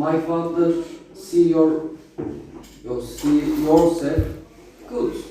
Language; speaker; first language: English; non-native, learner; Turkish